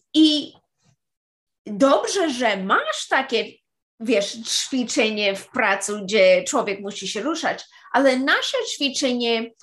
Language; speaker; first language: Polish; early bilingual, heritage; Polish